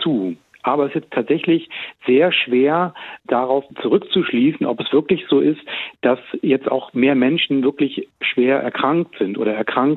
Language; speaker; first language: German; native; German